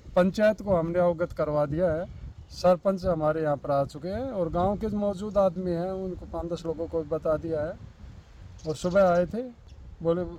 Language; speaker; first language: Hindi; native; Hindi